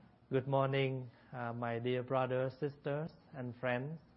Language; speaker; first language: English; non-native, fluent; Vietnamese